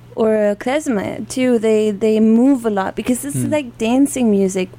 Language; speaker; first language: English; non-native, fluent; German